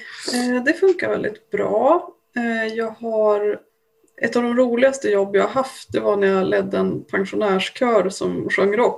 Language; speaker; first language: Swedish; native; Swedish